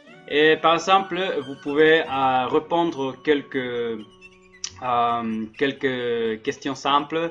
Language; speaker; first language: French; non-native, learner; Spanish